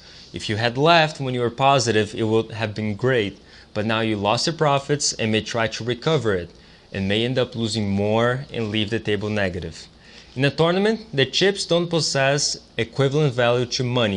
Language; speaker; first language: English; non-native, fluent; Portuguese